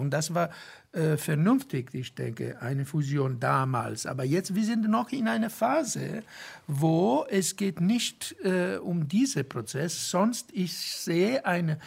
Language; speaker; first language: German; non-native, fluent; Italian